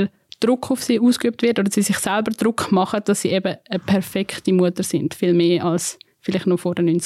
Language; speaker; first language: German; native; German